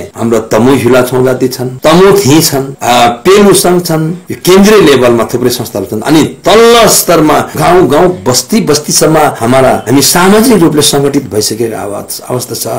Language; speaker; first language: Nepali; non-native, local second language; Gurung